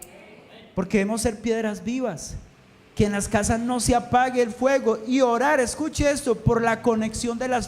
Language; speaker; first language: Spanish; native; Spanish